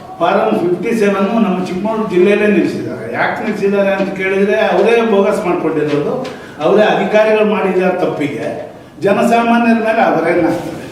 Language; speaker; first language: Kannada; native; Kannada